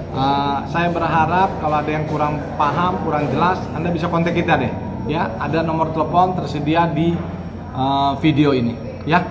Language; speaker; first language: Indonesian; native; Indonesian